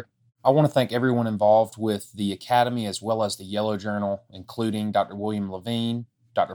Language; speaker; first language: English; native; English